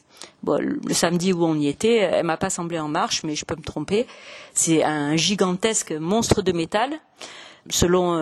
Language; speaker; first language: French; native; French